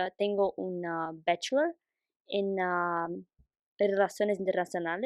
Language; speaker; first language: Spanish; non-native, fluent; Portuguese